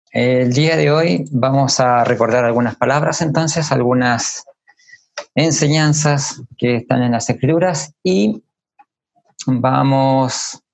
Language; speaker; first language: Spanish; native; Spanish